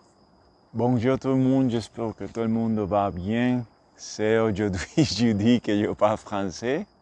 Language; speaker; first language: French; non-native, learner; English